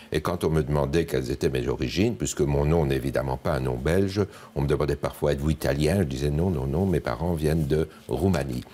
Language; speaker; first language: French; native; French